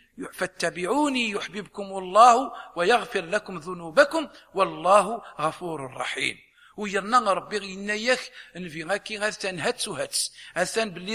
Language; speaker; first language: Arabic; non-native, local second language; Kabyle